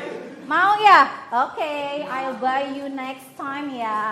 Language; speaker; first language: English; non-native, fluent; Indonesian